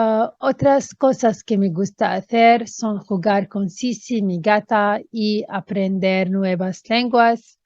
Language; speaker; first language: Spanish; non-native, fluent; English